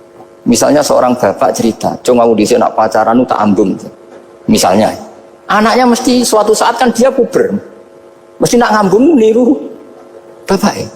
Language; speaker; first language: Indonesian; non-native, local second language; Javanese